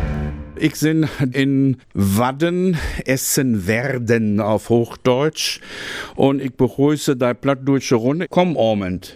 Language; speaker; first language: German; native; German